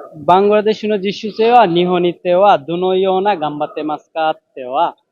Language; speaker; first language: Japanese; non-native, learner; Bangla